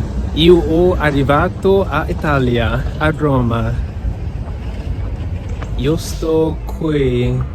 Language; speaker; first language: Italian; non-native, learner; English